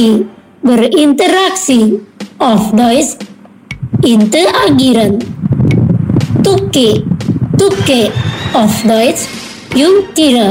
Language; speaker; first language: German; non-native, fluent; Indonesian